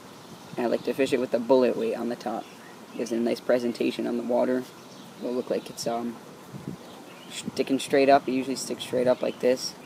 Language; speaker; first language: English; native; English